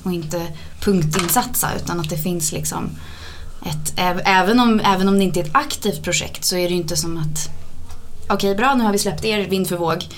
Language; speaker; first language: Swedish; native; Swedish